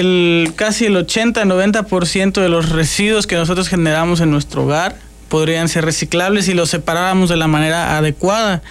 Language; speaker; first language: Spanish; native; Spanish